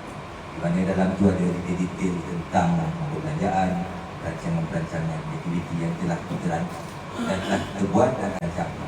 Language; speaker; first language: Malay; native; Malay